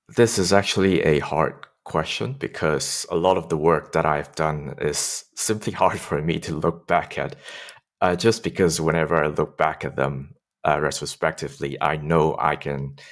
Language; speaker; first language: English; non-native, local second language; Cantonese